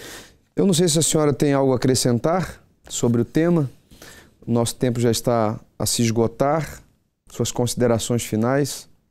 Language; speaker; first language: Portuguese; native; Portuguese